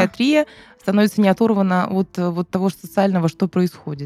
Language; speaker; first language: Russian; native; Russian